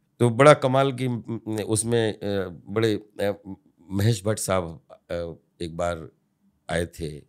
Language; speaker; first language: Hindi; native; Hindi